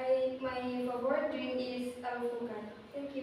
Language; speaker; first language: English; non-native, learner; Indonesian